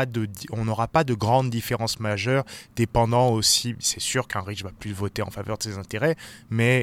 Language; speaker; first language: French; native; French